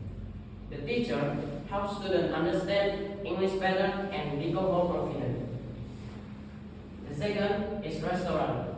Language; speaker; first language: English; non-native, learner; Indonesian